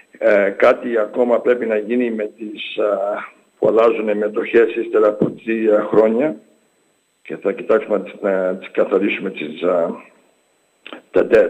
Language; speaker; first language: Greek; early bilingual, heritage; English